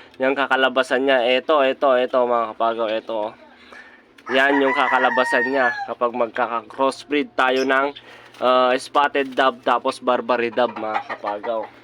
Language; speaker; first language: Filipino; native; Filipino